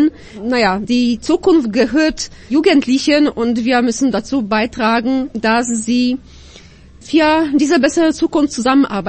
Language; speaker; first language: German; non-native, fluent; Polish